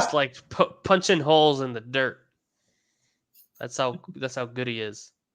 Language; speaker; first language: English; native; English